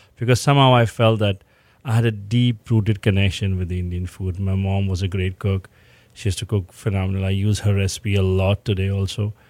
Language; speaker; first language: English; non-native, local second language; Hindi